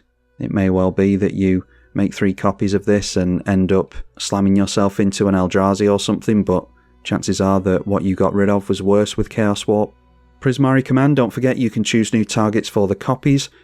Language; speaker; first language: English; native; English